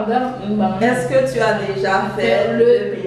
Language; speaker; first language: French; non-native, learner; Haitian Creole